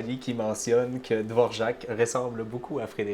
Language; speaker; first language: French; native; French